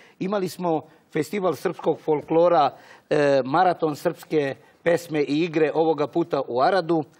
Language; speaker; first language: Croatian; early bilingual, heritage; Serbian